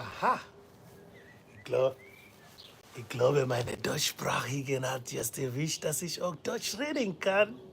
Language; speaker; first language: German; non-native, fluent; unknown